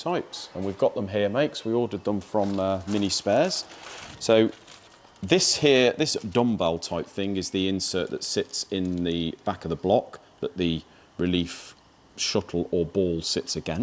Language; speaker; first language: English; native; English